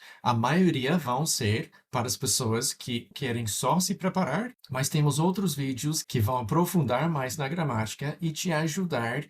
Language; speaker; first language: Portuguese; non-native, fluent; English